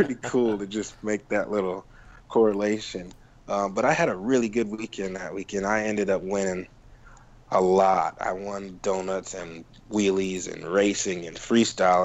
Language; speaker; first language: English; native; English